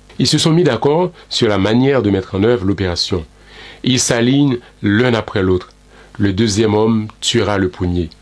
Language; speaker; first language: French; non-native, local second language; Haitian Creole